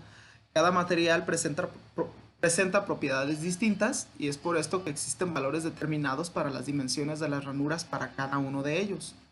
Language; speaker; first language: Spanish; native; Spanish